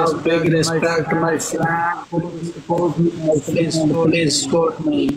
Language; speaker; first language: English; non-native, learner; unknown